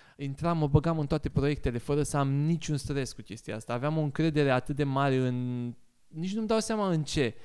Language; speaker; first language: Romanian; native; Romanian